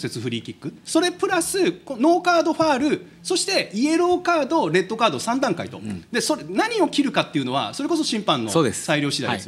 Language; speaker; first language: Japanese; native; Japanese